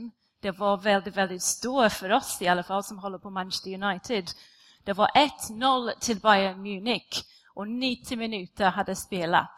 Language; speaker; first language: Swedish; non-native, fluent; English